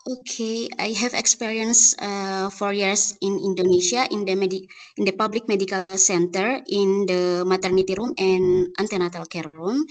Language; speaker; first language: English; non-native, learner; Indonesian